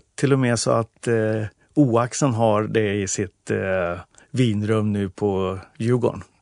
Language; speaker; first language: Swedish; native; Swedish